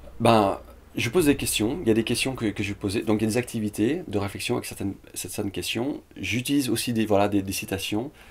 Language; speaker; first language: French; early bilingual, other home language; Vietnamese